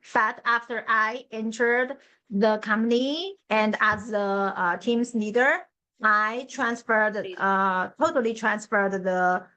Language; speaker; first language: English; non-native, learner; Chinese